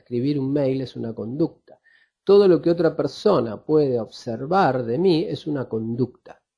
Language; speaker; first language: Spanish; native; Spanish